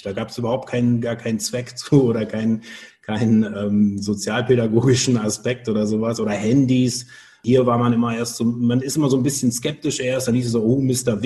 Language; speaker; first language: German; native; German